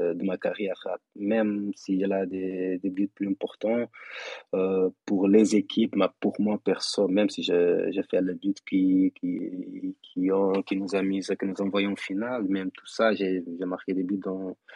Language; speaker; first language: French; non-native, fluent; Kabuverdianu